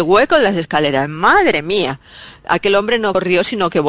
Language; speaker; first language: Spanish; native; Spanish